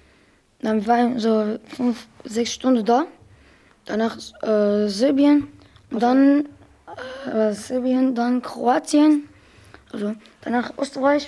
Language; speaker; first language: German; early bilingual, other home language; Arabic